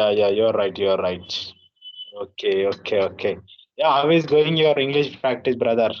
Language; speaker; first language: English; non-native, learner; Telugu